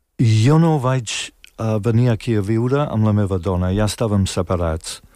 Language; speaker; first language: Catalan; non-native, fluent; English